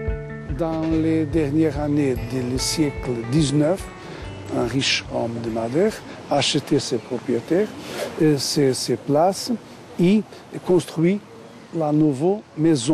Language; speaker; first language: French; non-native, learner; Portuguese